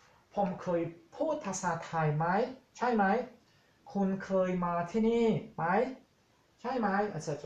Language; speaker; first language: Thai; non-native, fluent; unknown